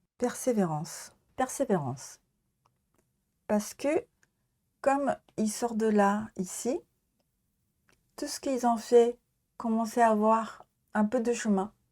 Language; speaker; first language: French; non-native, learner; Japanese